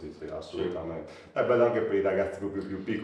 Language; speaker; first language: Italian; native; Italian